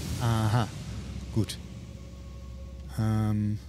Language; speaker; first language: German; native; German